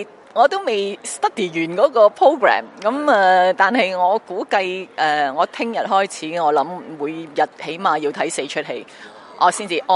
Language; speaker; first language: Chinese; native; Chinese